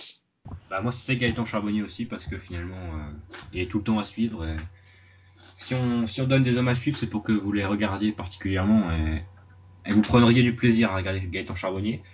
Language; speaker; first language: French; native; French